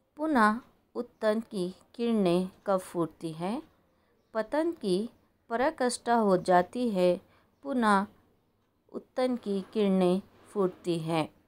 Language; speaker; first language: Hindi; non-native, local second language; Kannada